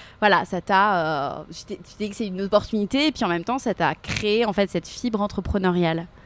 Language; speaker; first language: French; native; French